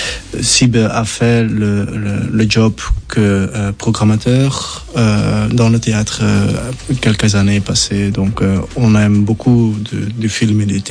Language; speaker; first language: French; non-native, local second language; Dutch